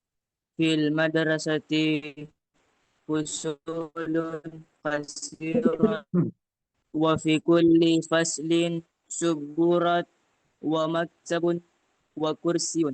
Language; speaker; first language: Arabic; non-native, learner; Indonesian